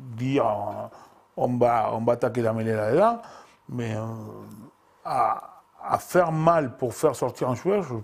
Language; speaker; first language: French; non-native, fluent; Spanish